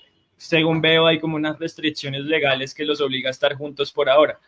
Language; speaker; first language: Spanish; native; Spanish